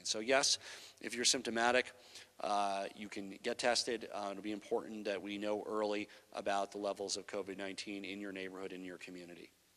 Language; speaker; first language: English; native; English